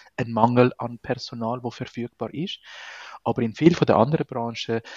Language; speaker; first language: German; non-native, fluent; Spanish